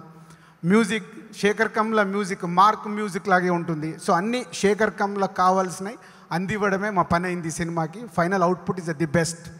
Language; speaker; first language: Telugu; native; Telugu